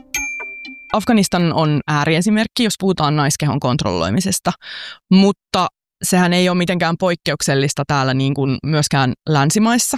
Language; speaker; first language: Finnish; native; Finnish